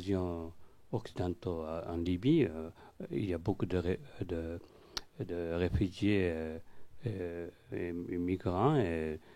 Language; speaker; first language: French; non-native, fluent; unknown